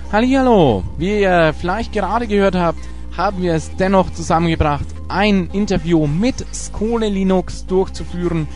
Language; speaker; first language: German; native; German